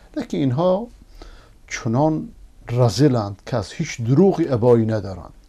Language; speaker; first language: Persian; non-native, local second language; Baluchi